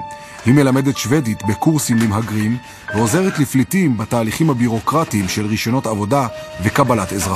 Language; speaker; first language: Hebrew; native; Hebrew